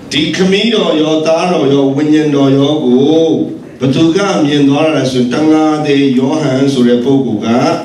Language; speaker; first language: Burmese; non-native, local second language; S'gaw Karen